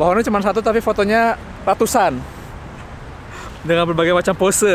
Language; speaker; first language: Indonesian; native; Indonesian